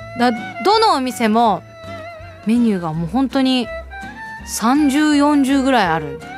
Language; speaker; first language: Japanese; early bilingual, heritage; Japanese